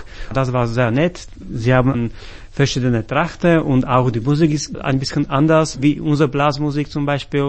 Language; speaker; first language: German; non-native, fluent; Slovak